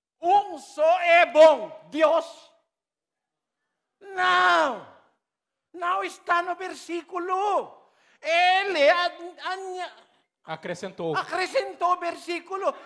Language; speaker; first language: Portuguese; non-native, learner; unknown